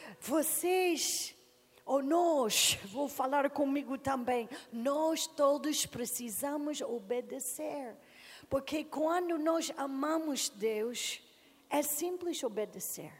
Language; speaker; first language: Portuguese; non-native, learner; English